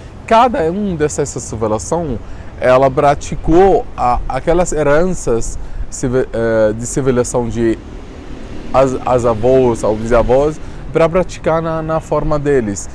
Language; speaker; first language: Portuguese; non-native, fluent; Arabic